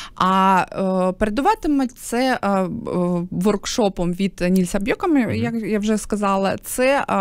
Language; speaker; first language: Ukrainian; native; Ukrainian